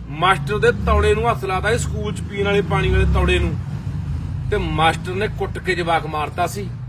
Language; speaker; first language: Punjabi; native; Punjabi